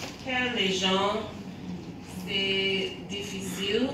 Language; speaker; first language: French; non-native, learner; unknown